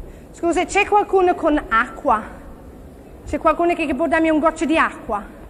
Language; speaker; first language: Italian; non-native, fluent; English